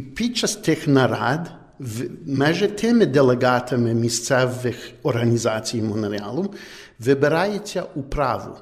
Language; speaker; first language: Ukrainian; early bilingual, heritage; Ukrainian